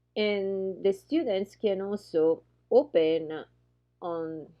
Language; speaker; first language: English; non-native, fluent; Italian